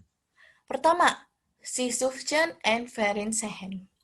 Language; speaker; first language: German; non-native, learner; Indonesian